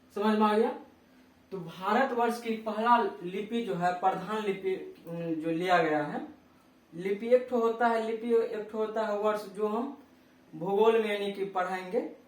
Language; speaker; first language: Hindi; native; Hindi